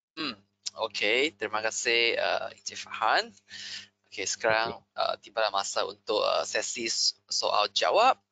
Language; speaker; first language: Malay; non-native, local second language; Chinese